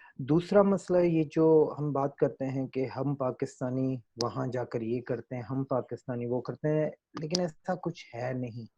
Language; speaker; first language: Urdu; non-native, local second language; Sindhi